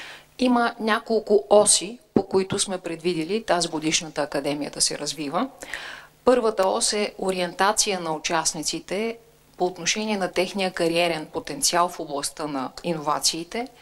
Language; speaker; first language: Bulgarian; native; Bulgarian